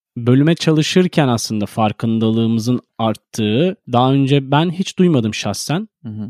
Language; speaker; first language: Turkish; native; Turkish